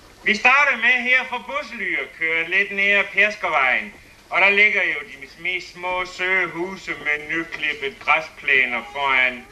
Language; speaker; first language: Danish; native; Danish